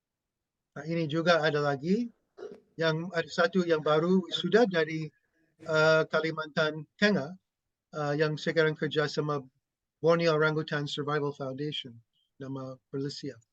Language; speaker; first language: Indonesian; non-native, fluent; English